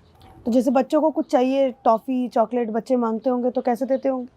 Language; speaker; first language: Hindi; native; Hindi